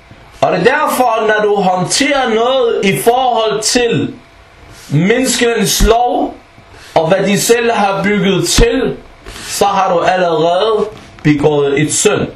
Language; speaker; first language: Danish; early bilingual, other home language; Arabic